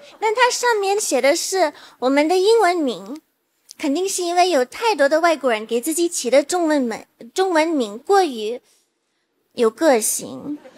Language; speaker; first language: Chinese; non-native, fluent; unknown